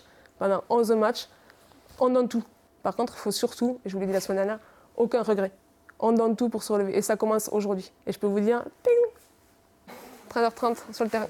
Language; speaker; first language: French; native; French